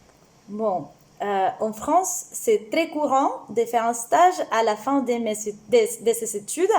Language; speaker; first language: French; non-native, fluent; Spanish